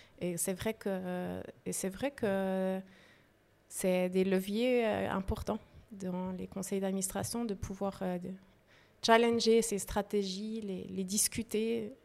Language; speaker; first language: French; native; French